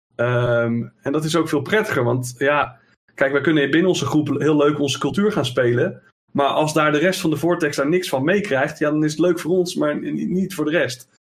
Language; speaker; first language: Dutch; native; Dutch